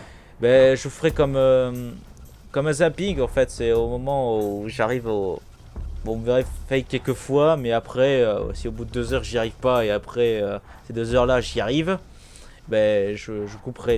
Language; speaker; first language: French; native; French